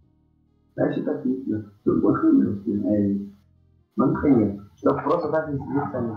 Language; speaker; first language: Russian; non-native, local second language; Yakut